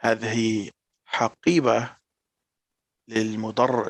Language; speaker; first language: Arabic; non-native, learner; English